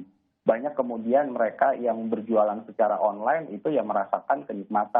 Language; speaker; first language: Indonesian; native; Indonesian